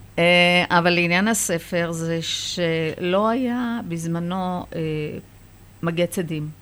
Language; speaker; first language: Hebrew; early bilingual, other home language; Persian